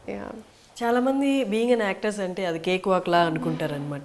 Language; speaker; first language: Telugu; native; Telugu